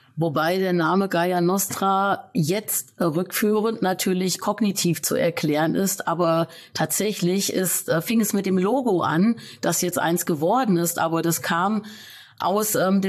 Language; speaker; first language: German; native; German